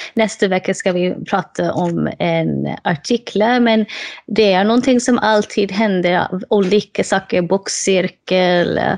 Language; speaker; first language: Swedish; non-native, fluent; English